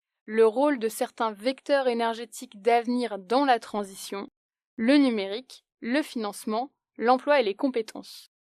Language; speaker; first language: French; native; French